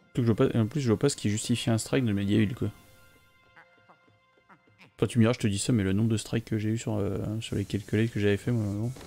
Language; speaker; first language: French; native; French